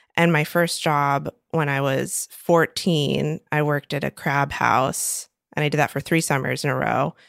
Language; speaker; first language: English; native; English